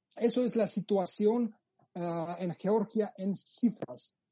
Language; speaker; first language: Spanish; non-native, fluent; Georgian